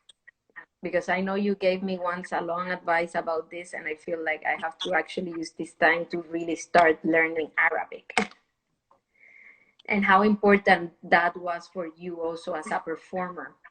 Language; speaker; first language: English; non-native, fluent; Spanish